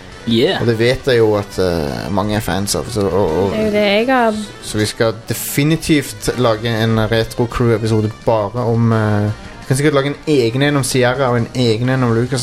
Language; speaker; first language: Norwegian; native; Norwegian